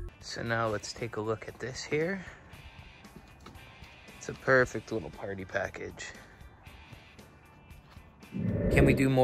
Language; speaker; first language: English; native; English